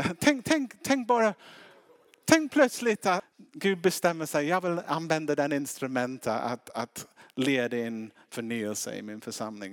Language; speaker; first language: Swedish; non-native, fluent; English